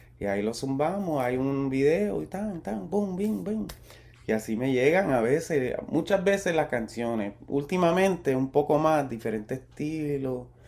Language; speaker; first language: Spanish; early bilingual, heritage; Spanish